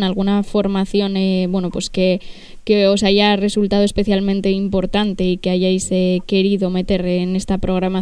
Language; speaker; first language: Spanish; native; Spanish